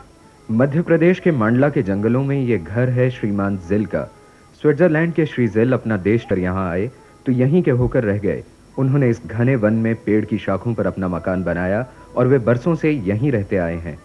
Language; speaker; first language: Hindi; native; Hindi